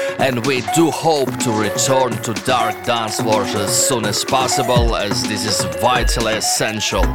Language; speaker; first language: English; non-native, fluent; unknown